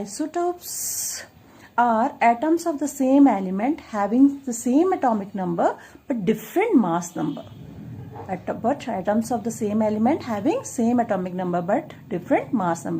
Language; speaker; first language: English; non-native, local second language; Hindi